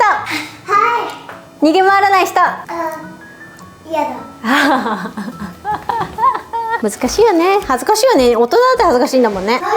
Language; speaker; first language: Japanese; native; Japanese